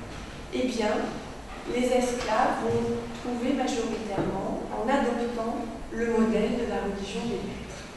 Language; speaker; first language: French; native; French